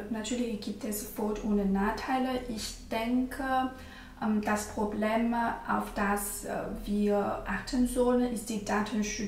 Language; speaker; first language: German; non-native, learner; Chinese